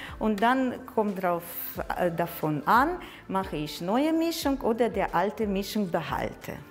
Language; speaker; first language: German; non-native, fluent; Latvian